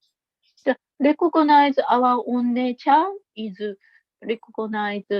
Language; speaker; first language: English; non-native, learner; Japanese